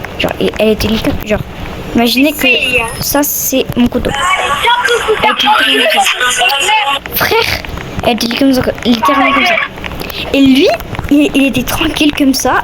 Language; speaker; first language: French; native; French